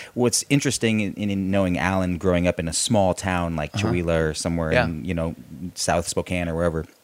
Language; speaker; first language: English; early bilingual, other home language; Spanish